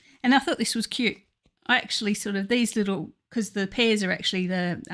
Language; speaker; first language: English; native; English